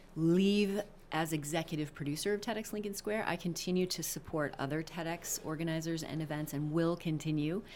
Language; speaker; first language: English; native; English